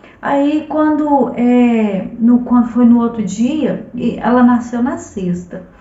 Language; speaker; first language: Portuguese; native; Portuguese